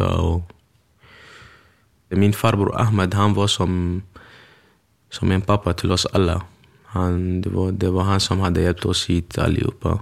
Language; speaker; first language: Swedish; early bilingual, other home language; Kurdish